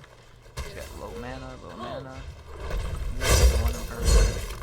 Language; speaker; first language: English; native; English